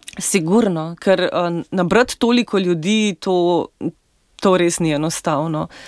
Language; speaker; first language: Slovenian; native; Slovenian